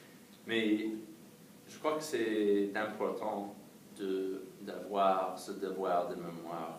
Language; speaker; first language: French; non-native, fluent; English